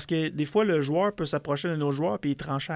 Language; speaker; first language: French; native; French